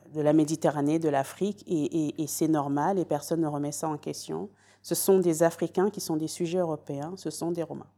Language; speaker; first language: French; native; French